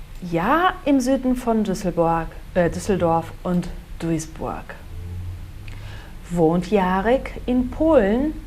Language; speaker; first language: German; non-native, fluent; Portuguese